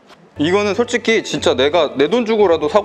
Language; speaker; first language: Korean; native; Korean